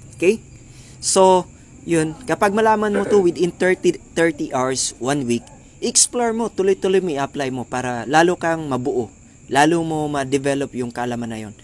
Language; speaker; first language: Filipino; non-native, local second language; Cebuano